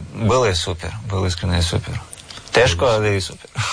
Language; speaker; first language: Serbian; non-native, learner; Russian